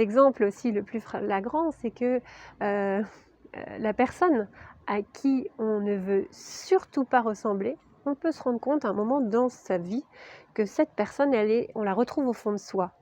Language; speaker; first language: French; native; French